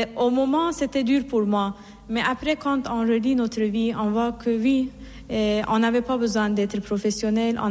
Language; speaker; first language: French; non-native, fluent; Persian